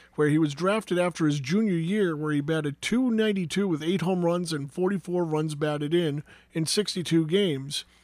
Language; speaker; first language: English; native; English